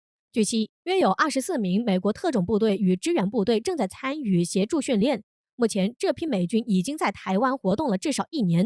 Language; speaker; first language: Chinese; native; Chinese